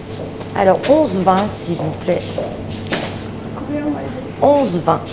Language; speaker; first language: French; native; French